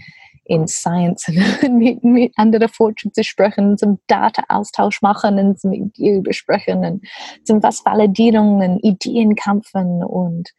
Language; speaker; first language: German; non-native, learner; English